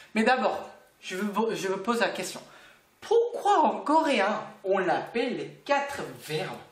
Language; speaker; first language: French; non-native, fluent; Korean